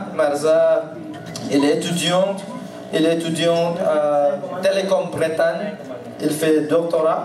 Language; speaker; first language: French; non-native, learner; Indonesian